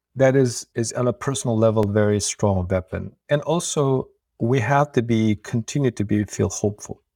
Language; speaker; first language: English; non-native, fluent; Uyghur